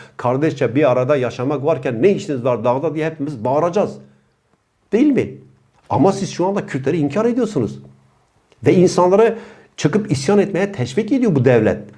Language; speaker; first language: Turkish; non-native, local second language; Kurdish